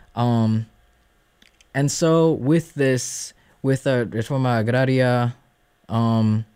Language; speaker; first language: English; early bilingual, other home language; Spanish